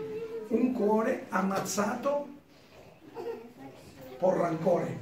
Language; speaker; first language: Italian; non-native, learner; Spanish